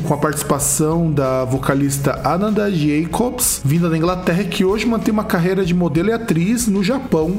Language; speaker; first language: Portuguese; native; Portuguese